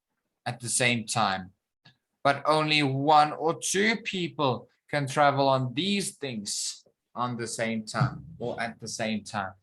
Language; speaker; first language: English; non-native, fluent; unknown